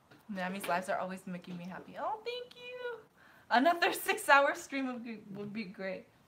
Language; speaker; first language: English; early bilingual, other home language; Korean